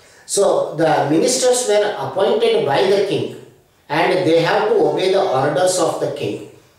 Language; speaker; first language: English; non-native, local second language; Kannada